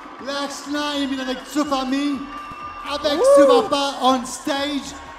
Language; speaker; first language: French; non-native, local second language; Morisyen